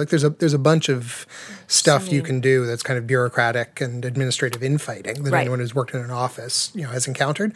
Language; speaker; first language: English; native; English